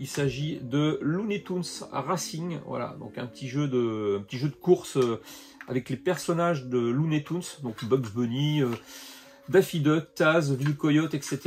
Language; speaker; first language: French; native; French